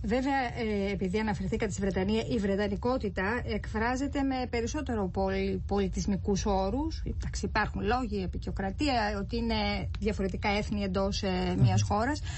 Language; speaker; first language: Greek; native; Greek